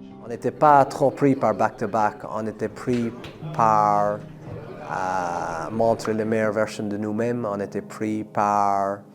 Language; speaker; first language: French; non-native, fluent; English